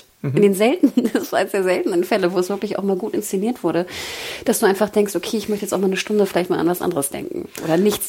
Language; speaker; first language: German; native; German